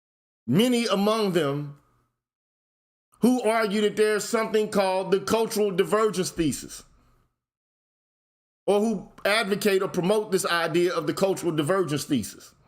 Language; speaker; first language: English; native; English